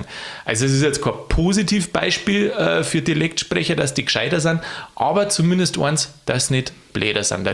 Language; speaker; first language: German; native; German